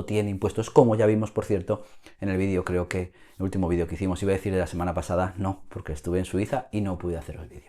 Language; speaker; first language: Spanish; native; Spanish